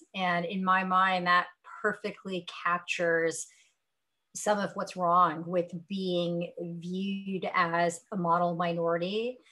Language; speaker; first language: English; early bilingual, other home language; Hindi